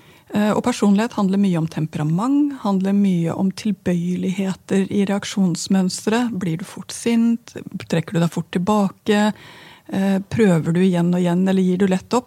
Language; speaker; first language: Norwegian; native; Norwegian